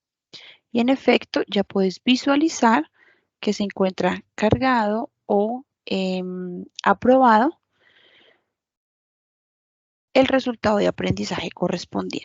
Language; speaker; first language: Spanish; native; Spanish